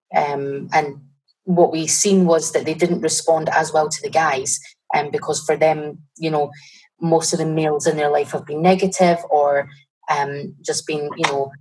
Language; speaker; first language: English; native; English